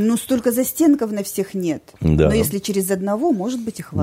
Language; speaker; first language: Russian; native; Russian